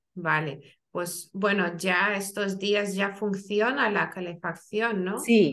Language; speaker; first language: Spanish; non-native, fluent; Lithuanian